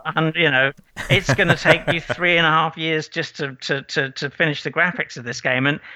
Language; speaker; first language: English; native; English